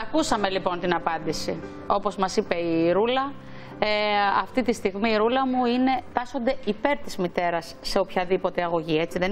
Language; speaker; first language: Greek; native; Greek